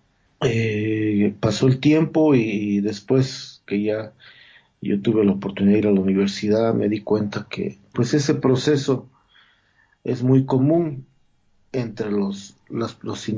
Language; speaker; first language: Spanish; non-native, local second language; Zapotec